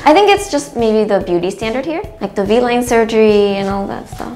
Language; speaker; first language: English; native; English